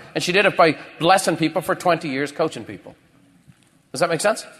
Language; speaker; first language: English; native; English